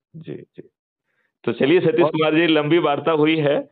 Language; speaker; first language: Hindi; native; Hindi